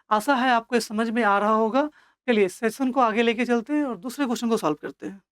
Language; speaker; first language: Hindi; non-native, local second language; Assamese